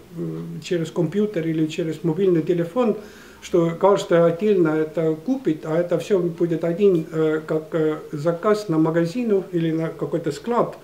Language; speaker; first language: Russian; non-native, local second language; Estonian